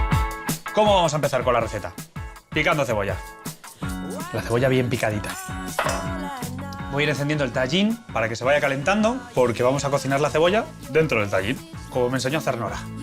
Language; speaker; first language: Spanish; native; Spanish